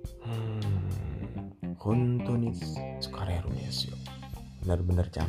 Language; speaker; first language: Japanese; non-native, learner; Indonesian